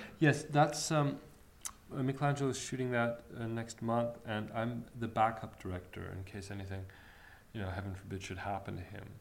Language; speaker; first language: English; early bilingual, other home language; Armenian